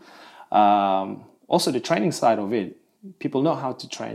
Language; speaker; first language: English; non-native, local second language; Malay